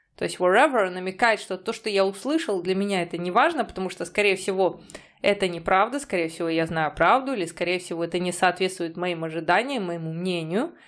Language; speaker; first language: Russian; native; Russian